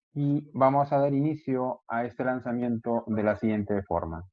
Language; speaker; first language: Spanish; native; Spanish